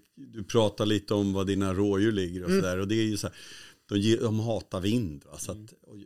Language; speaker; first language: Swedish; native; Swedish